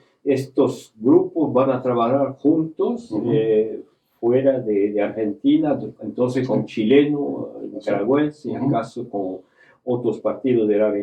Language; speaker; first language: Spanish; non-native, fluent; French